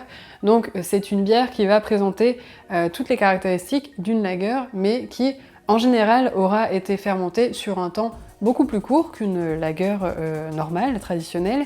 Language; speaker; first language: French; native; French